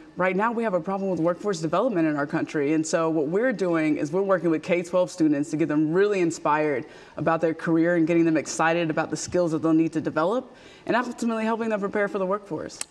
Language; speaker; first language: English; native; English